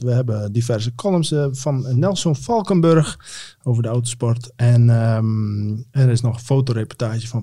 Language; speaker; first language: Dutch; native; Dutch